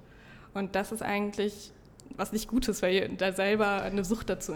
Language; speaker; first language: German; native; German